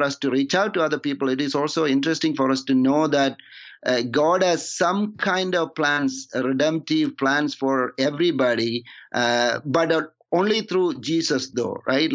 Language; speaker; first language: English; non-native, local second language; Malayalam